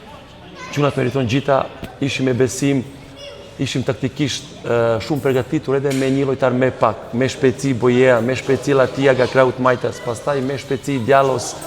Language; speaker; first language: Albanian; non-native, learner; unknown